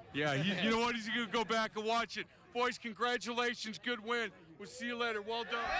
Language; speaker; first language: English; native; English